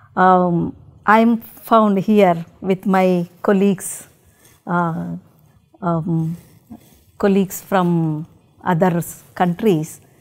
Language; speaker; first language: English; non-native, local second language; Telugu